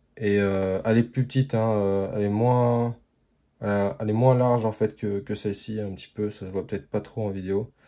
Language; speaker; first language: French; native; French